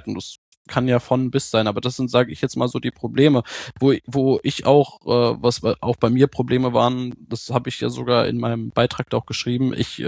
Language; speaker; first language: German; native; German